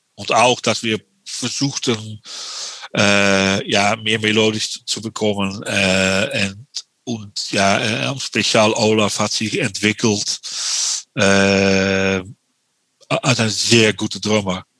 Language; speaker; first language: German; non-native, learner; Dutch